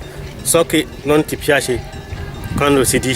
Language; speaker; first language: Italian; non-native, fluent; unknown